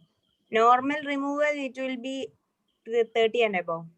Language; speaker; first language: English; non-native, learner; Malayalam